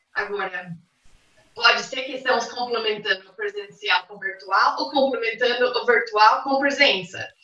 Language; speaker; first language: Portuguese; non-native, fluent; English